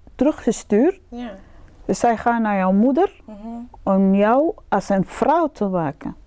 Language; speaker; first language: Dutch; non-native, learner; Arabic